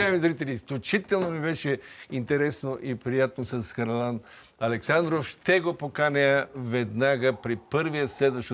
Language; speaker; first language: Bulgarian; native; Bulgarian